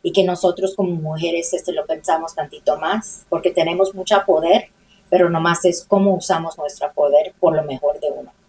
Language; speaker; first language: Spanish; early bilingual, heritage; Spanish